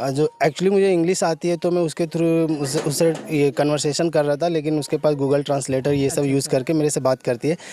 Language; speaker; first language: Hindi; native; Hindi